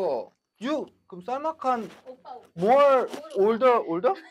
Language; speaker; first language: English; non-native, learner; Korean